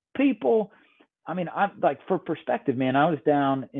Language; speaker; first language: English; native; English